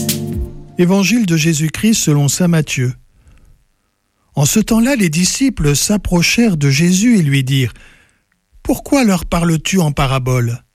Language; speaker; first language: French; native; French